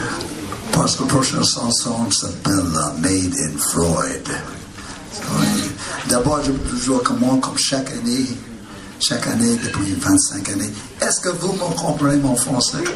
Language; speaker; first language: French; non-native, learner; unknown